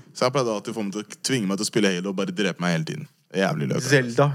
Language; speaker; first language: Norwegian; native; Norwegian